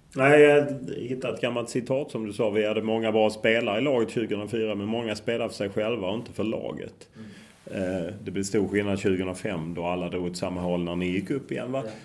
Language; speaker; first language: Swedish; native; Swedish